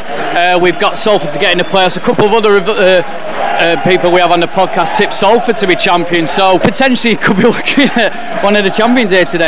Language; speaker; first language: English; native; English